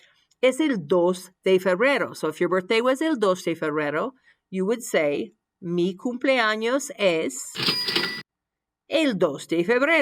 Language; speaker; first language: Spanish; non-native, fluent; English